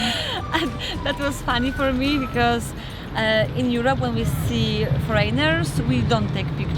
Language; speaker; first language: English; non-native, fluent; Polish